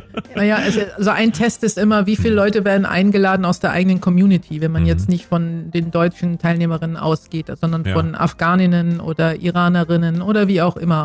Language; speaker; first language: German; native; German